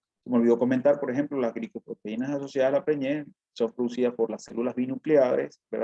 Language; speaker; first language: Spanish; native; Spanish